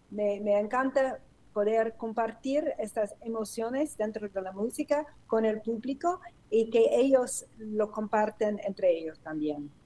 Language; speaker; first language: Spanish; non-native, fluent; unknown